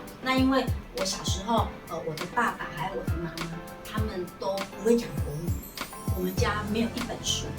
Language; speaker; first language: Chinese; non-native, local second language; Min Nan Chinese